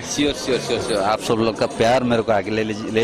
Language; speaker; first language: Hindi; non-native, local second language; Odia